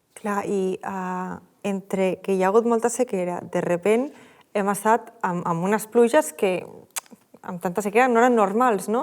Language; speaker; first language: Catalan; native; Catalan